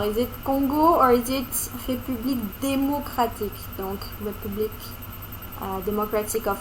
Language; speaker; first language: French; non-native, fluent; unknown